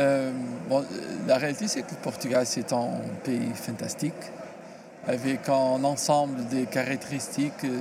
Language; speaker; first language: French; non-native, learner; Portuguese